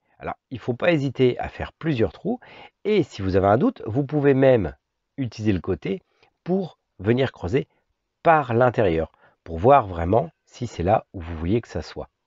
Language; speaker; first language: French; native; French